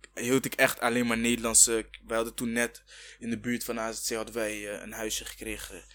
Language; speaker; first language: Dutch; early bilingual, other home language; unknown